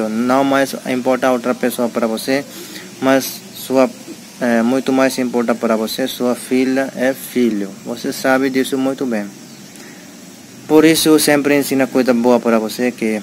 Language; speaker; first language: Portuguese; non-native, learner; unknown